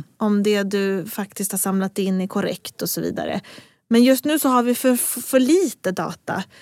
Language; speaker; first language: Swedish; native; Swedish